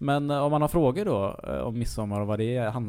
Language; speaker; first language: Swedish; native; Swedish